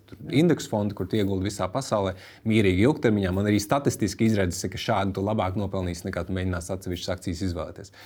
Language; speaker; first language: Latvian; native; Latvian